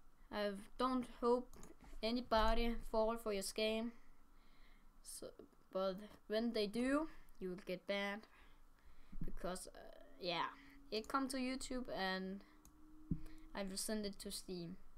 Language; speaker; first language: English; non-native, learner; Danish